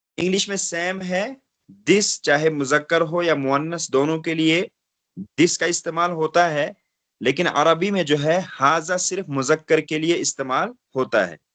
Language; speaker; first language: Urdu; non-native, local second language; Kashmiri